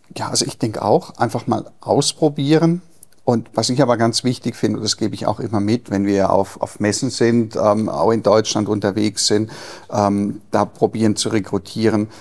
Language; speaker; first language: German; native; German